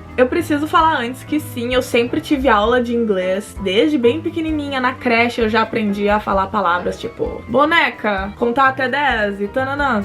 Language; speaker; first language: Portuguese; native; Portuguese